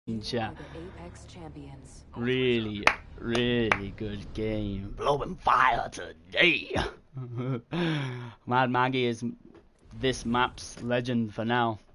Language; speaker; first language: English; native; English